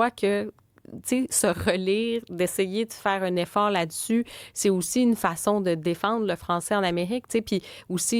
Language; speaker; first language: French; native; French